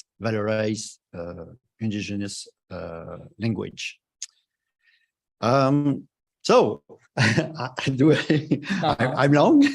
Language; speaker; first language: English; non-native, fluent; French